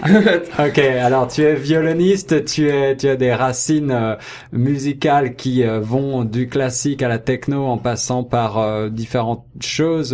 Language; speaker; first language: French; native; French